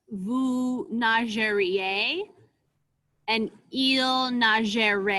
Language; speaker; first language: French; non-native, fluent; English